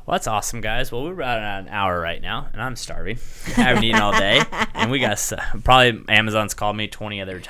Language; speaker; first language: English; native; English